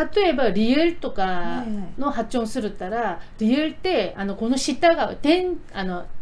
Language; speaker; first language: Japanese; non-native, fluent; Korean